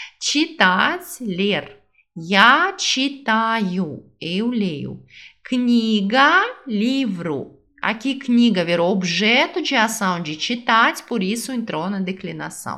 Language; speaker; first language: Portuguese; non-native, fluent; Russian